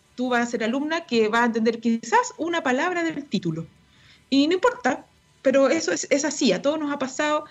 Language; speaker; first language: Spanish; native; Spanish